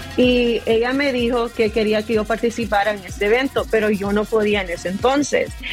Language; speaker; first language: Spanish; early bilingual, heritage; Spanish